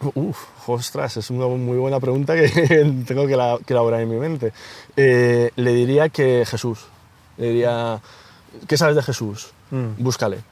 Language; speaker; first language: Spanish; native; Spanish